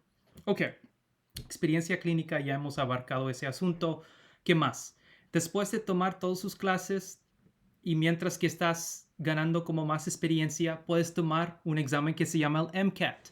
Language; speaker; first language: Spanish; non-native, fluent; English